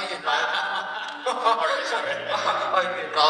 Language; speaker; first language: Cantonese; native; Cantonese